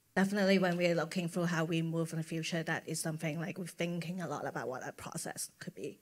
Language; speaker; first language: English; non-native, local second language; Cantonese